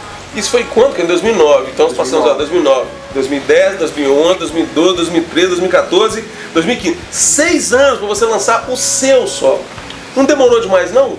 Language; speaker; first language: Portuguese; native; Portuguese